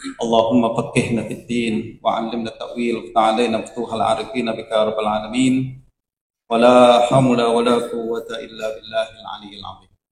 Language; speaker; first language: Indonesian; native; Indonesian